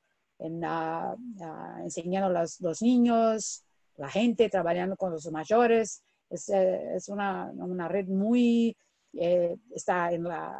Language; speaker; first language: Spanish; non-native, fluent; Portuguese